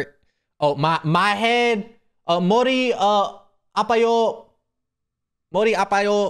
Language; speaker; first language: Korean; non-native, learner; English